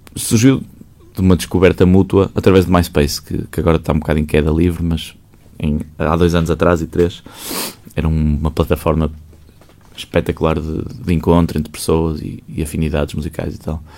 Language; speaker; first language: Portuguese; native; Portuguese